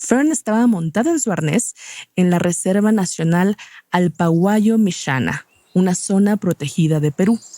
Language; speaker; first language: Spanish; native; Spanish